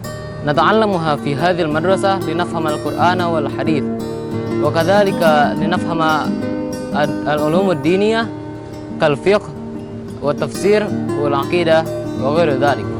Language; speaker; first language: Arabic; non-native, fluent; Indonesian